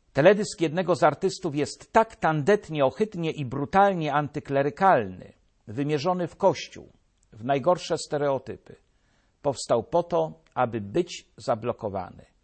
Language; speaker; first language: Polish; native; Polish